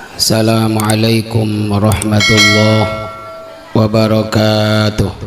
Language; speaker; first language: Indonesian; native; Indonesian